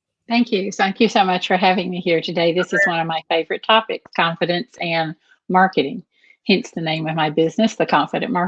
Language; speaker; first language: English; native; English